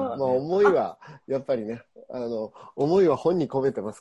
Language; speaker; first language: Japanese; native; Japanese